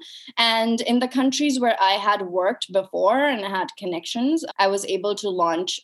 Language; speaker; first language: English; non-native, local second language; Urdu